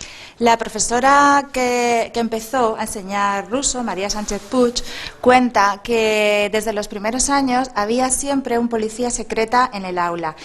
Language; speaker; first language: Spanish; native; Spanish